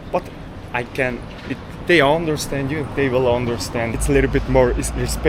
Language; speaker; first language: English; non-native, learner; Mongolian